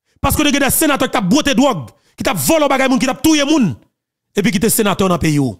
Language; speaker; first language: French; non-native, local second language; Haitian Creole